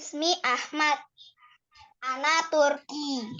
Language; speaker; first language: Arabic; non-native, learner; Indonesian